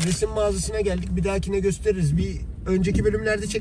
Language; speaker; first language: Turkish; native; Turkish